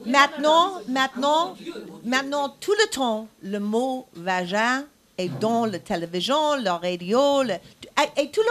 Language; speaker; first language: French; non-native, learner; English